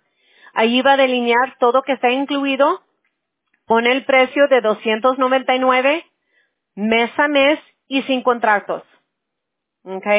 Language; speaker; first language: Spanish; early bilingual, heritage; Spanish